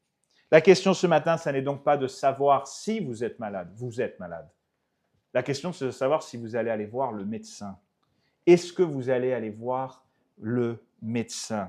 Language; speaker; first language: French; native; French